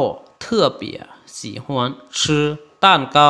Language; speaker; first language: Chinese; non-native, fluent; Lao